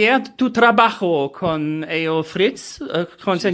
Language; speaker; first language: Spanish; non-native, learner; German